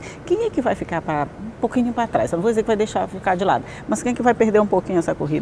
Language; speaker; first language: Portuguese; native; Portuguese